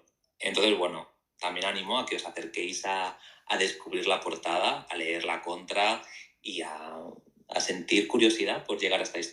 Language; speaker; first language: Spanish; native; Spanish